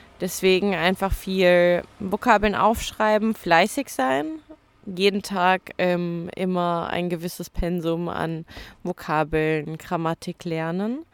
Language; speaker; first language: German; native; German